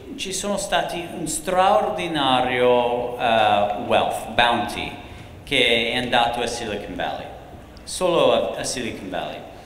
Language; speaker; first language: Italian; non-native, learner; English